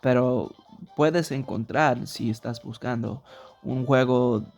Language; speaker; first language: Spanish; early bilingual, heritage; English